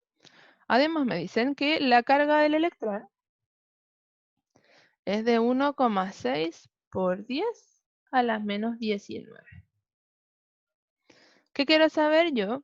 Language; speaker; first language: Spanish; native; Spanish